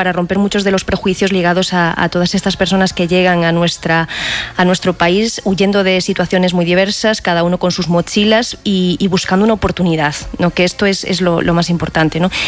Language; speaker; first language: Spanish; native; Spanish